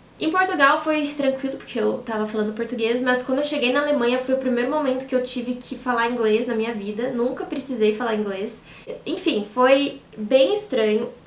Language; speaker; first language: Portuguese; native; Portuguese